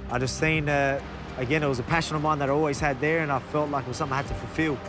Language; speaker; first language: English; native; English